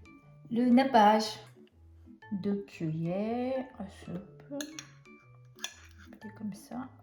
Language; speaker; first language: French; non-native, fluent; Japanese